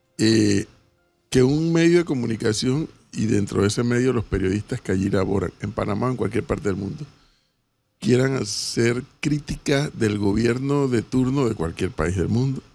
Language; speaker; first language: Spanish; native; Spanish